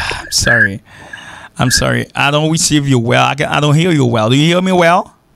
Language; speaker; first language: English; non-native, fluent; Haitian Creole